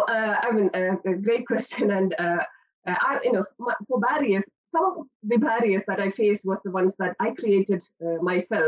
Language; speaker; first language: English; non-native, local second language; Malayalam